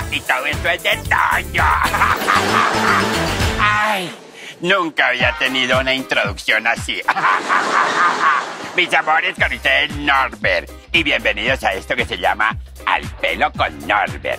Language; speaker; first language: Spanish; native; Spanish